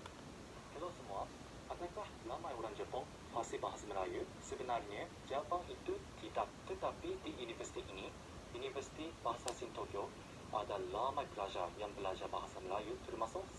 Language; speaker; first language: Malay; non-native, fluent; Japanese